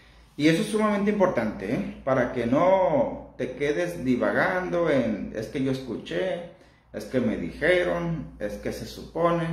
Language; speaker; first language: Spanish; native; Spanish